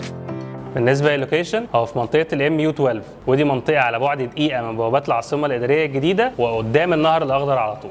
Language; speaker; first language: Arabic; native; Arabic